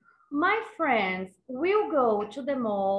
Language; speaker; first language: English; non-native, fluent; Portuguese